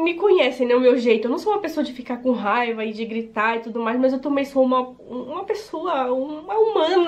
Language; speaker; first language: Portuguese; native; Portuguese